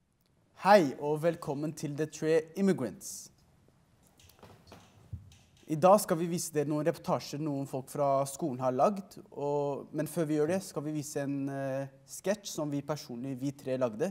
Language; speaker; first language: Norwegian; early bilingual, other home language; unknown